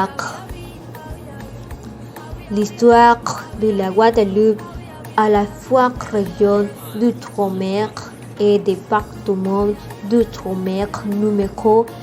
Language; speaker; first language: French; non-native, learner; Spanish